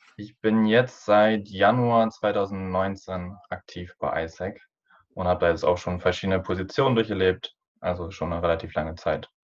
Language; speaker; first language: German; native; German